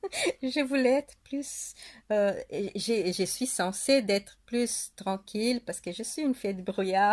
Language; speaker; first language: French; non-native, fluent; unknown